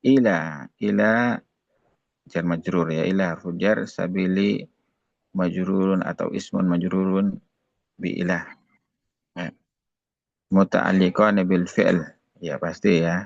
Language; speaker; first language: Arabic; non-native, fluent; Indonesian